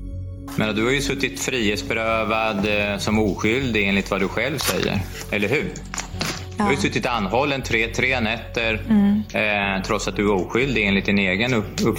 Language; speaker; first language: Swedish; native; Swedish